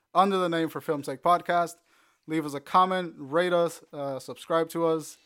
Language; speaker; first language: English; non-native, fluent; Spanish